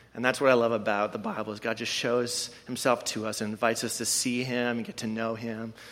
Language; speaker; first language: English; native; English